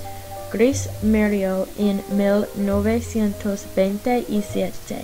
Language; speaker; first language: Spanish; non-native, learner; English